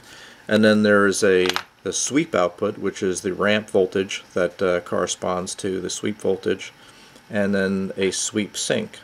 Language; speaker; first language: English; native; English